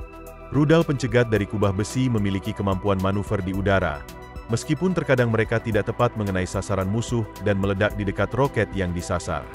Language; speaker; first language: Indonesian; native; Indonesian